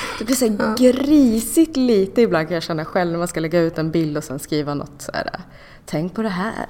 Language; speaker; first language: Swedish; native; Swedish